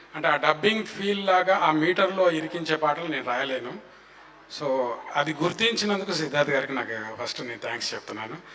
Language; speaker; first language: Telugu; native; Telugu